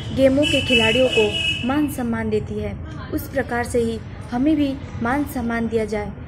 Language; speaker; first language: Hindi; native; Hindi